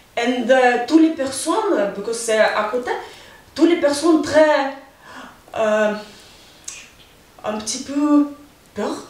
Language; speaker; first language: French; non-native, learner; Ukrainian